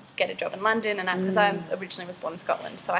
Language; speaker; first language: English; native; English